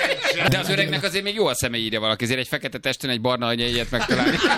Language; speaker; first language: Hungarian; native; Hungarian